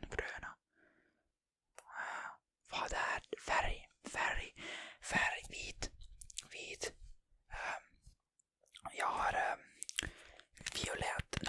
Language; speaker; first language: Swedish; non-native, learner; Finnish